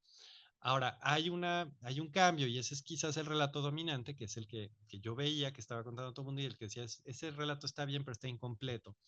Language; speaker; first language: Spanish; native; Spanish